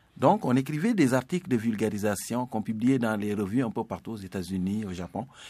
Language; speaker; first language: French; non-native, local second language; Serer